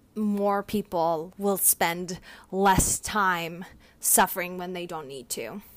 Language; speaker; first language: English; non-native, fluent; Turkish